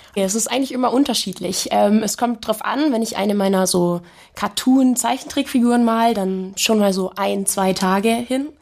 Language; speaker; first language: German; native; German